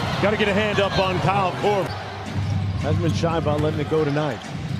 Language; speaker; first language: English; native; English